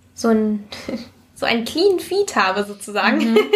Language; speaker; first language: German; early bilingual, other home language; Spanish